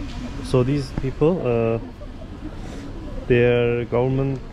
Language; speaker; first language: English; non-native, learner; Turkish